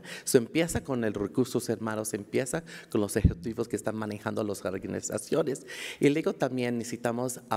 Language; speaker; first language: Spanish; early bilingual, heritage; Spanish